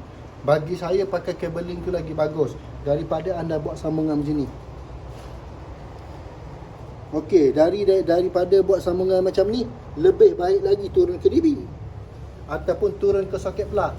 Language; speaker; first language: Malay; native; Malay